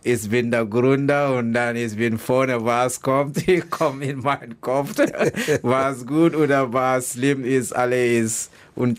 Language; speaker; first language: German; non-native, learner; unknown